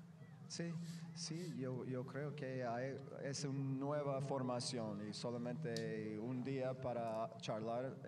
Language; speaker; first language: Spanish; non-native, learner; English